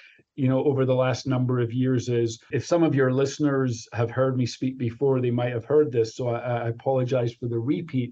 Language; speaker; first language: English; native; English